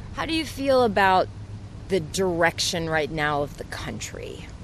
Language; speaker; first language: English; native; English